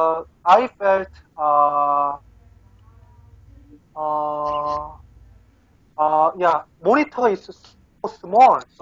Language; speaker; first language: English; non-native, learner; Korean